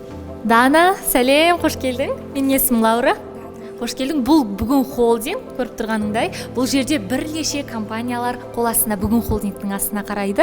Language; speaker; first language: Kazakh; native; Kazakh